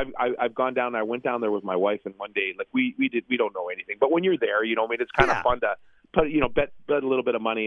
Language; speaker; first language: English; native; English